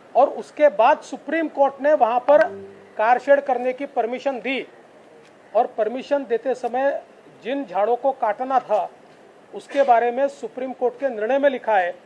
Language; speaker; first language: Hindi; non-native, local second language; Marathi